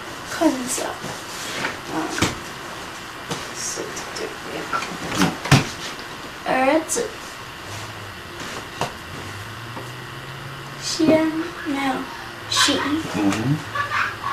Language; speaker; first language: Chinese; early bilingual, heritage; Chinese